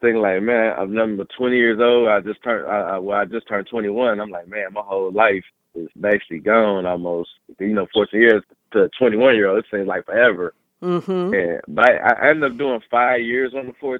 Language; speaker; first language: English; native; English